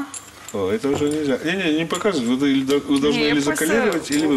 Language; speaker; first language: Russian; native; Russian